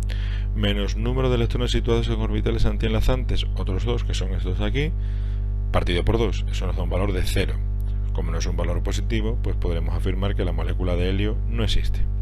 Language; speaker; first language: Spanish; native; Spanish